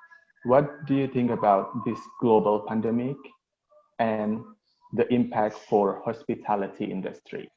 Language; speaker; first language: English; non-native, local second language; Indonesian